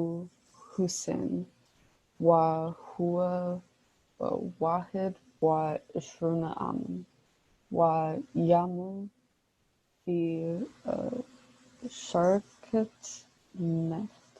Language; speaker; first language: Arabic; non-native, learner; English